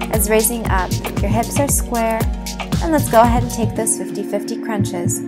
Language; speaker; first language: English; native; English